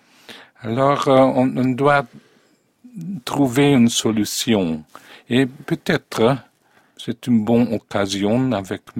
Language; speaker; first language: French; non-native, fluent; Hungarian